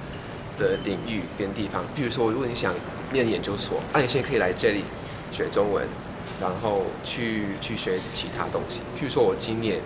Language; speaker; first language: Chinese; non-native, fluent; English